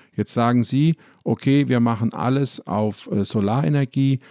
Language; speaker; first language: German; native; German